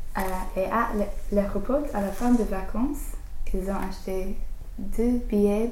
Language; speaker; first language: French; non-native, learner; English